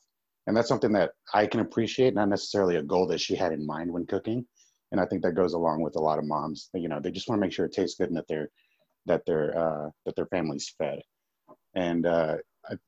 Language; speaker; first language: English; native; English